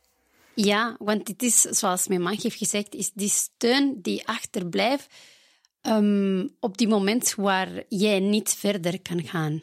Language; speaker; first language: Dutch; non-native, fluent; Spanish